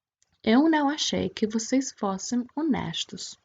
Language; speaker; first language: Portuguese; non-native, fluent; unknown